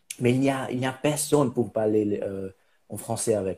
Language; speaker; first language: French; non-native, learner; Portuguese